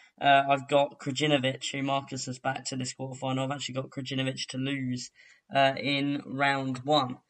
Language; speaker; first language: English; native; English